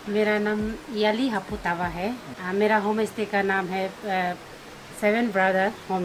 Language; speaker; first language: Hindi; non-native, local second language; Nyishi